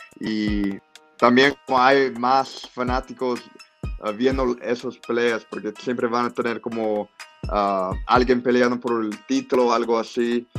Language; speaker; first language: Spanish; early bilingual, heritage; English